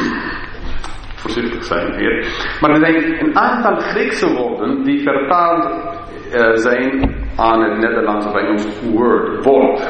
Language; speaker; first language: Dutch; non-native, fluent; English